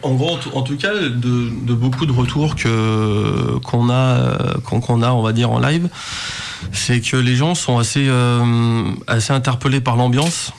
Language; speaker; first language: French; native; French